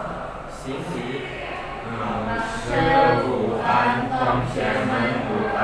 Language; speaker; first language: Chinese; non-native, learner; Indonesian